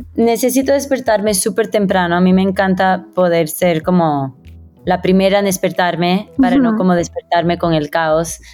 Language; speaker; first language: Spanish; early bilingual, heritage; Spanish